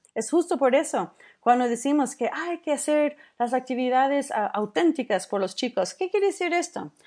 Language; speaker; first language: Spanish; non-native, fluent; English